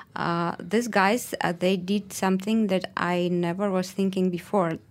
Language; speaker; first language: English; non-native, fluent; Russian